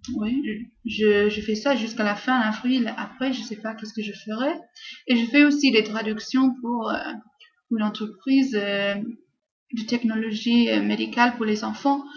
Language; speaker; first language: French; non-native, fluent; English